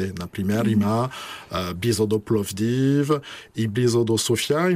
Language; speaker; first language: Bulgarian; non-native, learner; French